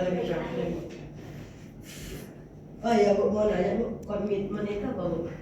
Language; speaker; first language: Indonesian; native; Indonesian